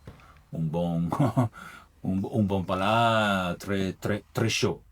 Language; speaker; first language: French; non-native, learner; Italian